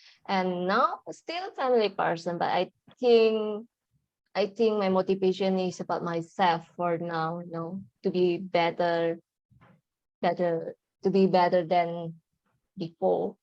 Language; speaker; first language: English; non-native, learner; Indonesian